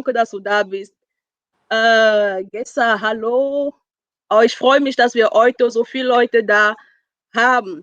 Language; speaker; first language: German; non-native, fluent; French